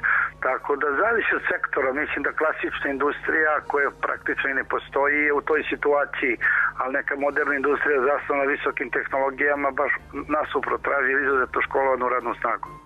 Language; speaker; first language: Serbian; native; Serbian